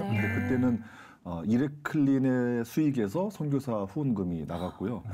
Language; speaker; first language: Korean; native; Korean